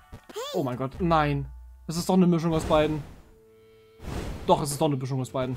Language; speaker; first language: German; native; German